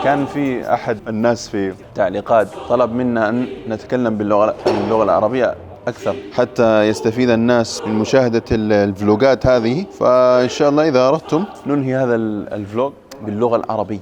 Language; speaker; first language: Arabic; non-native, fluent; English